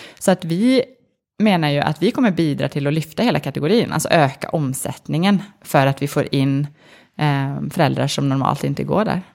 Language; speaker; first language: Swedish; native; Swedish